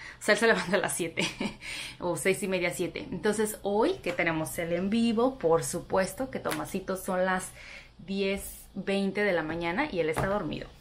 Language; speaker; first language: Spanish; native; Spanish